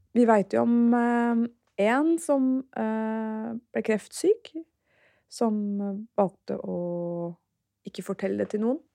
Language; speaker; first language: Norwegian; early bilingual, other home language; Turkish